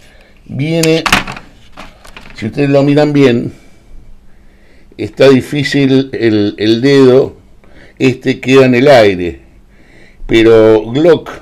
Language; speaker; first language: Spanish; native; Spanish